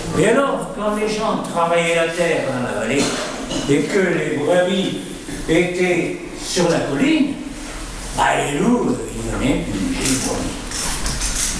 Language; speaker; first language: French; native; French